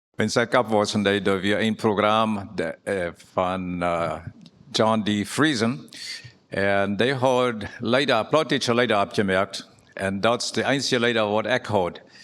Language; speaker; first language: German; non-native, learner; Plautdietsch